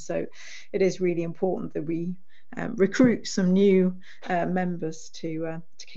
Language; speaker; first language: English; native; English